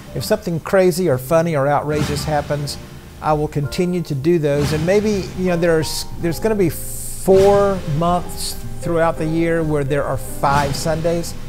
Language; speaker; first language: English; native; English